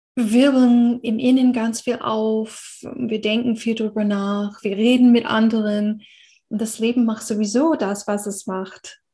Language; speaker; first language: German; non-native, fluent; English